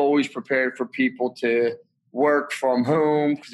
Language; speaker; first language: English; native; English